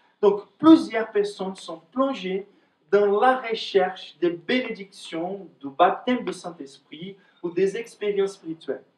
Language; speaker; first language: French; non-native, fluent; Portuguese